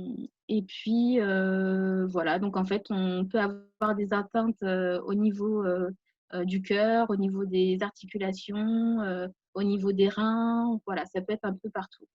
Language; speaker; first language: French; native; French